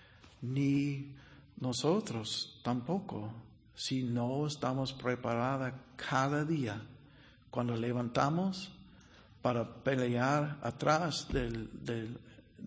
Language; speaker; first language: Spanish; non-native, learner; English